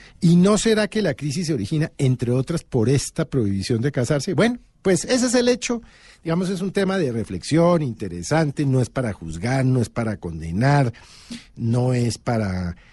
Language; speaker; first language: Spanish; native; Spanish